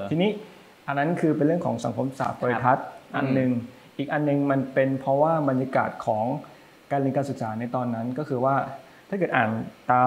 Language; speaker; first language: Thai; native; Thai